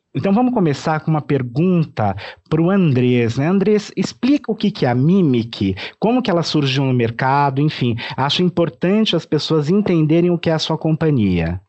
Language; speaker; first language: Portuguese; native; Portuguese